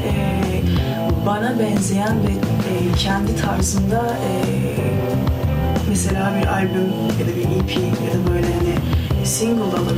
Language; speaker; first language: Turkish; early bilingual, heritage; Turkish